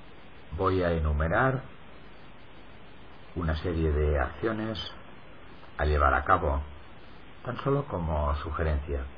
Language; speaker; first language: Spanish; native; Spanish